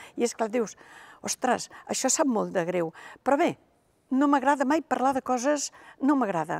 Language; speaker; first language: Catalan; native; Catalan